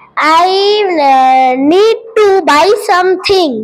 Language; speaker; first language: English; non-native, learner; Bangla